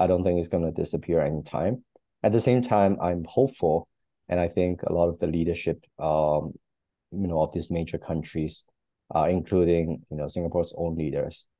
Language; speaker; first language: English; native; English